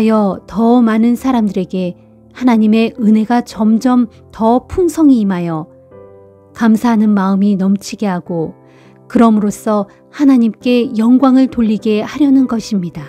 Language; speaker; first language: Korean; native; Korean